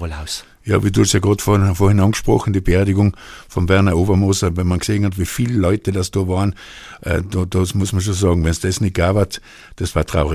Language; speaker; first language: German; native; German